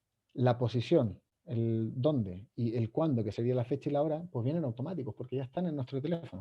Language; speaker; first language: Spanish; native; Spanish